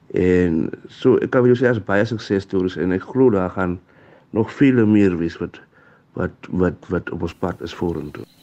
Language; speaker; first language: Afrikaans; native; Afrikaans